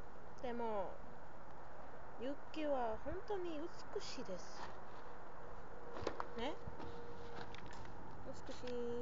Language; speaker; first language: Japanese; non-native, learner; English